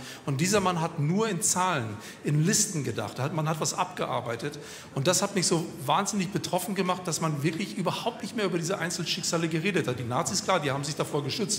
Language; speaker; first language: German; native; German